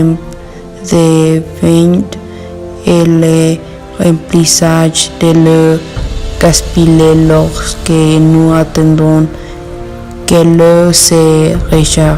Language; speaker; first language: French; non-native, learner; Spanish